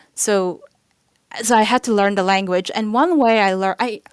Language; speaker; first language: English; non-native, fluent; Chinese